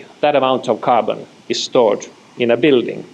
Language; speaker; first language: English; non-native, fluent; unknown